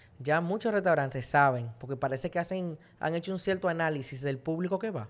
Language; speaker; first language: Spanish; native; Spanish